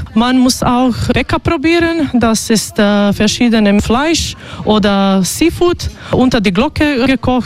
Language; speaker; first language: German; non-native, fluent; Croatian